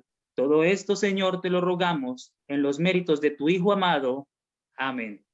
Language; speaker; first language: Spanish; native; Spanish